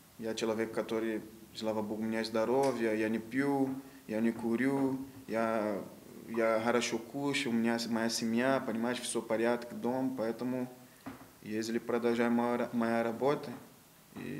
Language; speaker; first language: Russian; non-native, learner; Portuguese